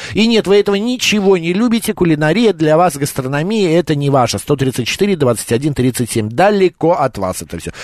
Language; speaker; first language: Russian; native; Russian